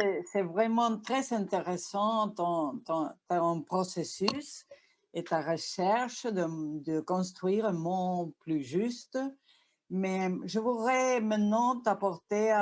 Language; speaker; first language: French; non-native, fluent; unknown